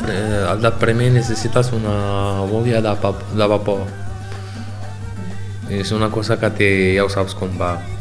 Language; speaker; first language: Catalan; non-native, learner; Arabic